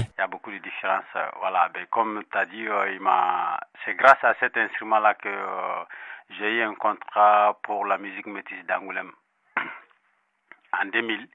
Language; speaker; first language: French; non-native, local second language; Bambara